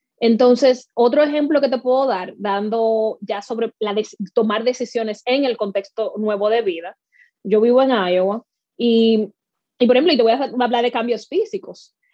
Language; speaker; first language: Spanish; native; Spanish